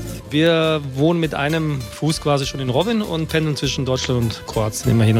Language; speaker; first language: German; native; German